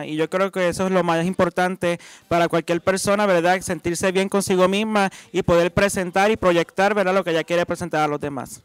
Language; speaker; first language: Spanish; native; Spanish